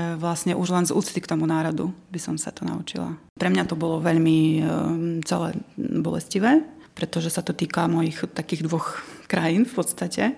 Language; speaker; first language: Slovak; early bilingual, other home language; Russian